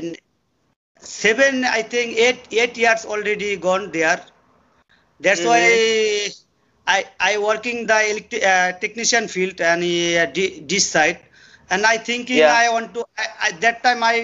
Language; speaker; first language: English; non-native, learner; Bangla